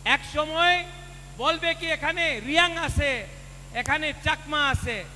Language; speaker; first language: Bangla; non-native, local second language; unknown